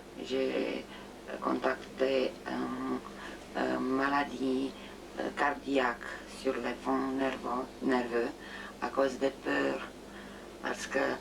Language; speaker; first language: French; non-native, fluent; Romanian